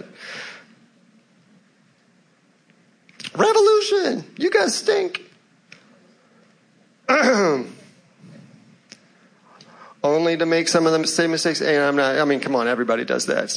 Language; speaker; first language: English; native; English